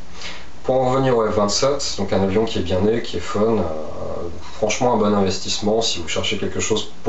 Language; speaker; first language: French; native; French